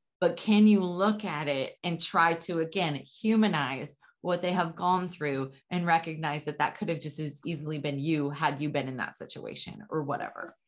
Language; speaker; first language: English; native; English